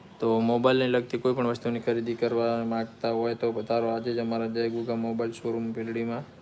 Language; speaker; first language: Gujarati; native; Gujarati